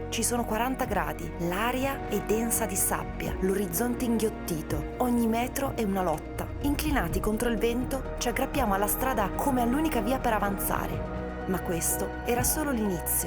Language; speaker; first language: Italian; native; Italian